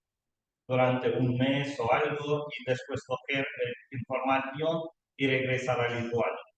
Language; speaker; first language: Spanish; non-native, learner; Lithuanian